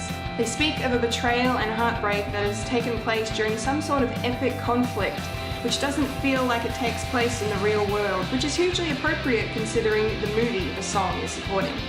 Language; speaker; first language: English; native; English